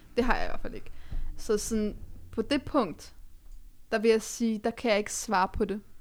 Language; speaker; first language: Danish; early bilingual, other home language; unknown